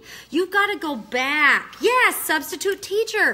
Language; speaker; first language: English; native; English